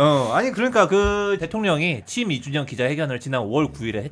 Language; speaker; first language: Korean; native; Korean